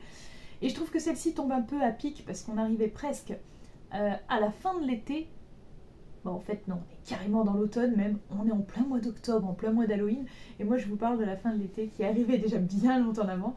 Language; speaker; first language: French; native; French